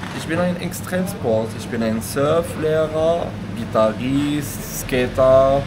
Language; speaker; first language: German; non-native, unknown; Arabic